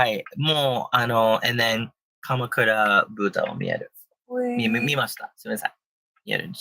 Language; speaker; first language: Japanese; non-native, learner; English